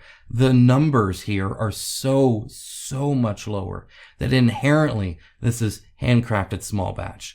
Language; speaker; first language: English; native; English